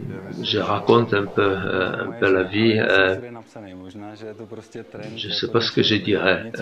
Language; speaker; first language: French; non-native, fluent; Czech